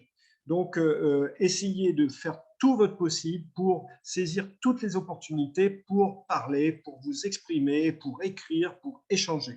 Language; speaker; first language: French; native; French